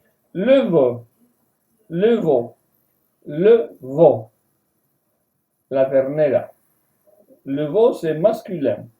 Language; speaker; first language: French; non-native, fluent; Spanish